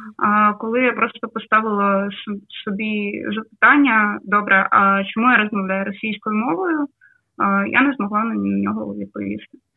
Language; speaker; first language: Ukrainian; non-native, local second language; Russian